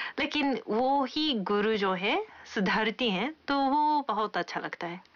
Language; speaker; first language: Hindi; non-native, fluent; Japanese